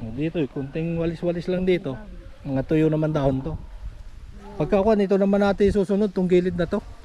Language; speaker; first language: Filipino; non-native, local second language; Cebuano